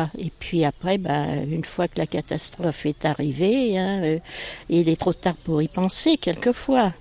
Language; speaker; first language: French; native; French